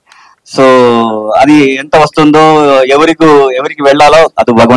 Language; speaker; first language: Telugu; non-native, learner; Kannada